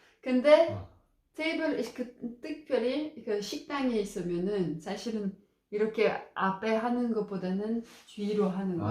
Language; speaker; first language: Korean; non-native, learner; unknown